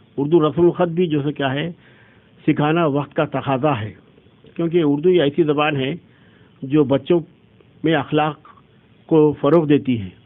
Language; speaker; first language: Urdu; native; Urdu